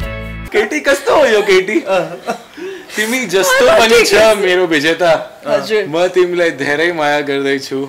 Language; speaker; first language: Nepali; non-native, learner; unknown